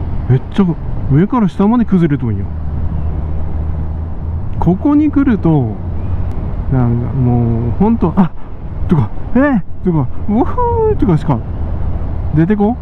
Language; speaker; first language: Japanese; native; Japanese